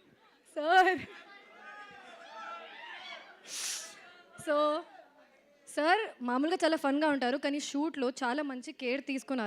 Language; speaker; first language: Telugu; non-native, local second language; Hindi